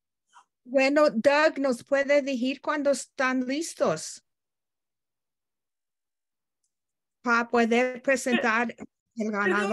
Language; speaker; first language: Spanish; non-native, learner; English